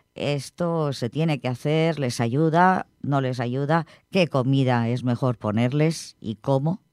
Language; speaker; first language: Spanish; non-native, local second language; Catalan